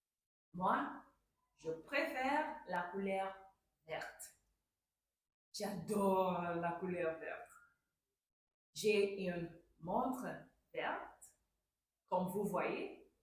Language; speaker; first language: French; non-native, fluent; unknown